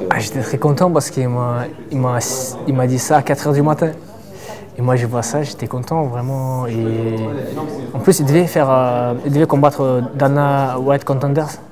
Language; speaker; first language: French; non-native, fluent; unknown